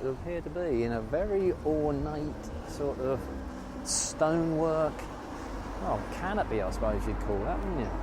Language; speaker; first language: English; native; English